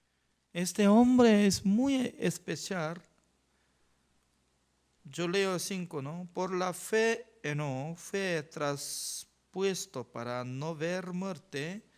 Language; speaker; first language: Spanish; non-native, learner; Korean